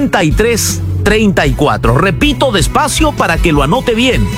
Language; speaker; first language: Spanish; native; Spanish